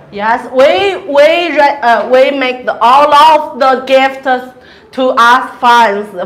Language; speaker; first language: English; non-native, learner; Chinese